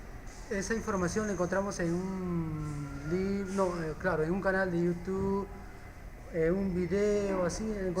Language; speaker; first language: Spanish; native; Spanish